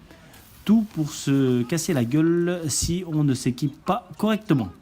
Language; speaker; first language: French; native; French